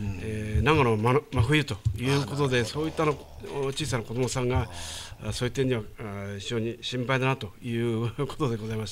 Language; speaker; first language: Japanese; native; Japanese